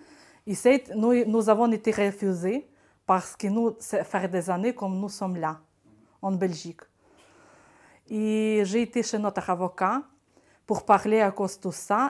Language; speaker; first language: French; non-native, learner; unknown